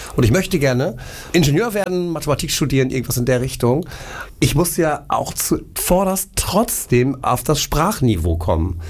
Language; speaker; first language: German; native; German